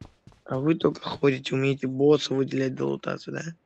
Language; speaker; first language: Russian; native; Russian